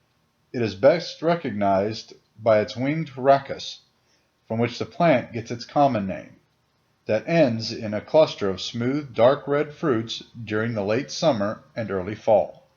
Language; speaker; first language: English; native; English